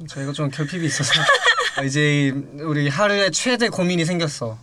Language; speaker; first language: Korean; native; Korean